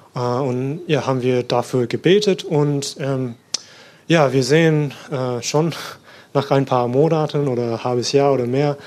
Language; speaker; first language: German; non-native, learner; English